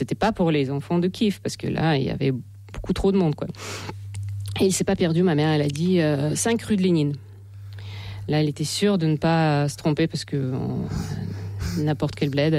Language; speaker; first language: French; non-native, fluent; Russian